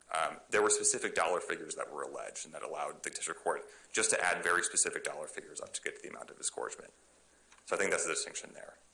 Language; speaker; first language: English; native; English